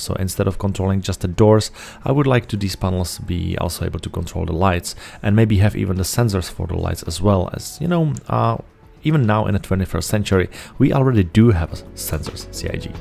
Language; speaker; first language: English; non-native, fluent; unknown